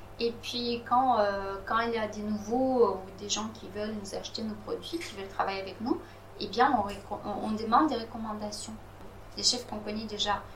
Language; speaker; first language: French; non-native, fluent; Romanian